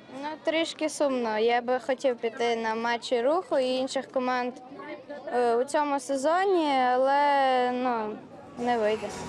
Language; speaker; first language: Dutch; non-native, learner; Ukrainian